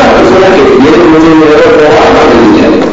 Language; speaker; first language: Spanish; native; Spanish